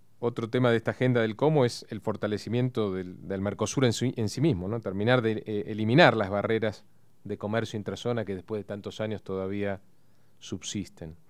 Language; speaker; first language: Spanish; native; Spanish